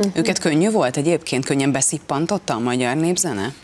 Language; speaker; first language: Hungarian; native; Hungarian